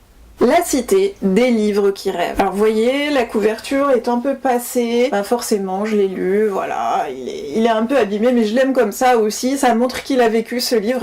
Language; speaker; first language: French; native; French